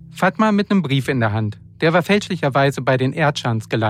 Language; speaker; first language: German; native; German